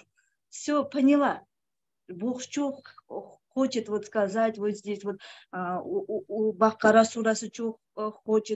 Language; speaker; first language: Russian; non-native, local second language; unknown